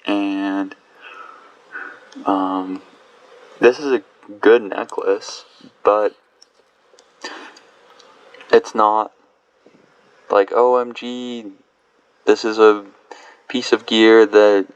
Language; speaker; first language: English; native; English